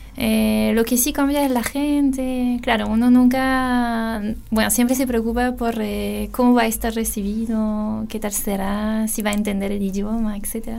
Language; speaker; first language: Spanish; non-native, fluent; French